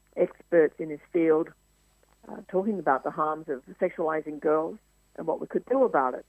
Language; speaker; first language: English; native; English